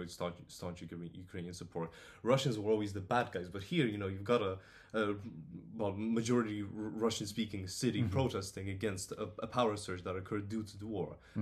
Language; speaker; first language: English; non-native, fluent; Polish